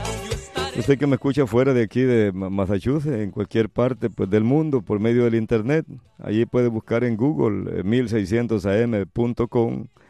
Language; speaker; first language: Spanish; native; Spanish